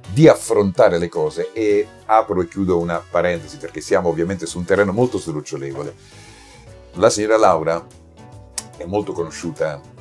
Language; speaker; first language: Italian; native; Italian